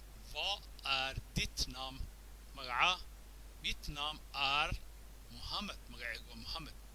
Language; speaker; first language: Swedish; non-native, fluent; Somali